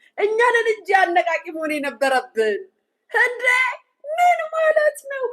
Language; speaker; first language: Amharic; native; Amharic